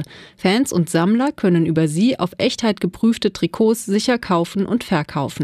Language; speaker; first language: German; native; German